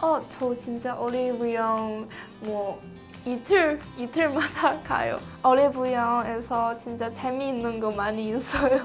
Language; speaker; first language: Korean; non-native, fluent; Chinese